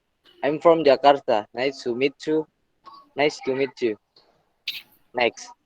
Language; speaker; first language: English; non-native, learner; Indonesian